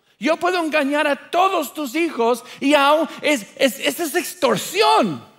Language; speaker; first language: Spanish; non-native, fluent; English